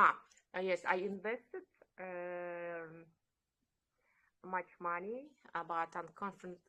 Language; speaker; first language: English; non-native, learner; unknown